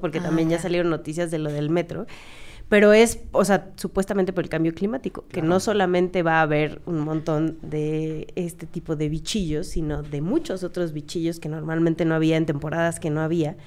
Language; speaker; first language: Spanish; native; Spanish